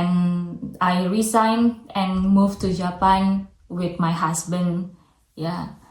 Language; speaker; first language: English; non-native, learner; Indonesian